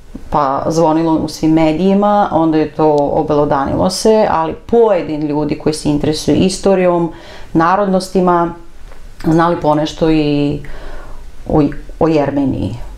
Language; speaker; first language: Serbian; non-native, fluent; Armenian